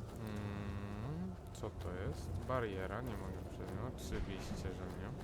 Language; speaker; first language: Polish; native; Polish